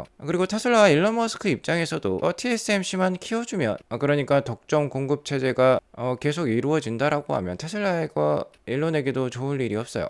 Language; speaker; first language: Korean; native; Korean